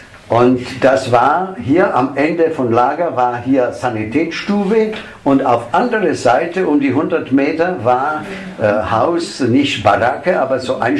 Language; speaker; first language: German; non-native, fluent; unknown